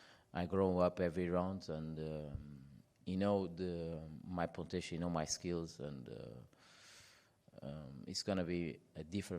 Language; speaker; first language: English; non-native, fluent; Portuguese